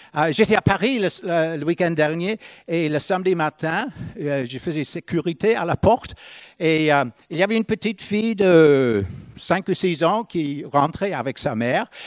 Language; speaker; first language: French; non-native, fluent; English